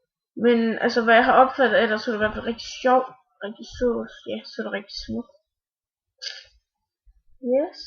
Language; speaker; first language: Danish; native; Danish